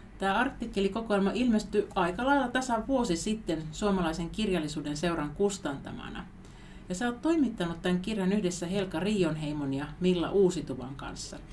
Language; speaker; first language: Finnish; native; Finnish